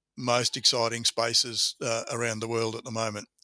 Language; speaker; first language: English; native; English